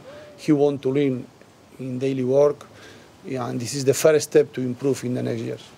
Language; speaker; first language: English; non-native, learner; Spanish